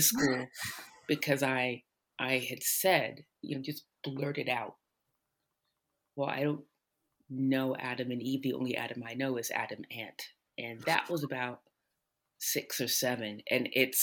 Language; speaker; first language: English; native; English